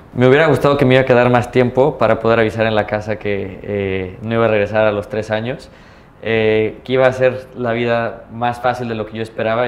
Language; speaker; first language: Spanish; native; Spanish